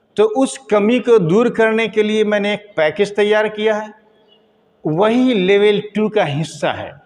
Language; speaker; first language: Hindi; native; Hindi